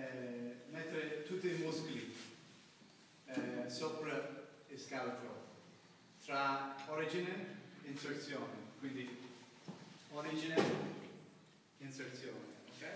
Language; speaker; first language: Italian; non-native, learner; English